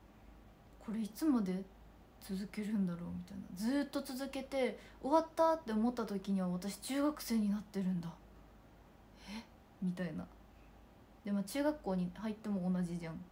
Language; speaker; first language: Japanese; native; Japanese